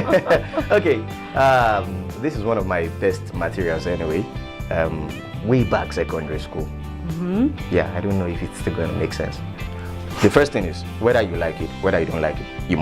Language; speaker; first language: English; non-native, local second language; Yoruba